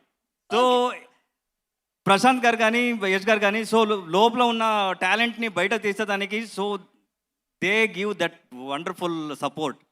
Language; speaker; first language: Telugu; non-native, learner; Kannada